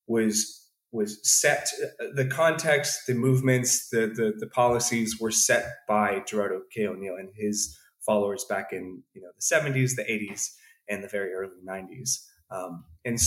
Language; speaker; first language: English; native; English